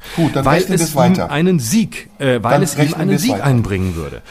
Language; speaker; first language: German; native; German